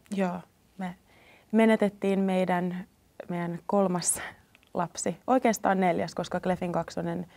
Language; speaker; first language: Finnish; native; Finnish